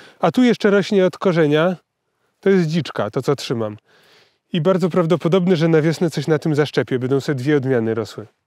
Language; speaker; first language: Polish; native; Polish